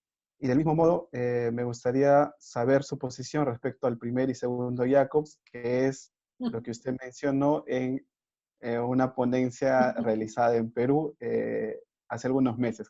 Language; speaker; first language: Spanish; native; Spanish